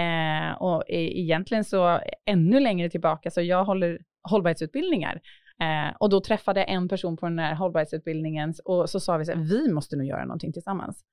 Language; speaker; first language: Swedish; native; Swedish